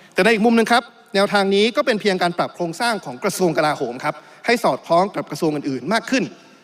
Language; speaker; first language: Thai; native; Thai